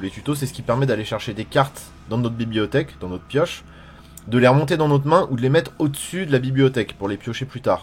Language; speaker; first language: French; native; French